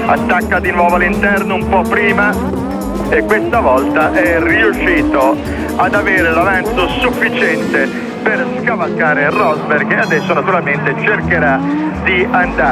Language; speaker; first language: Italian; native; Italian